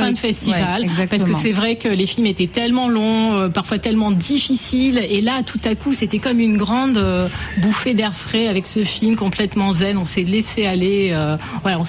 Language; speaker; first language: French; native; French